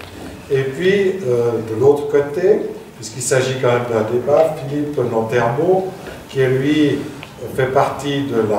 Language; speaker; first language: French; native; French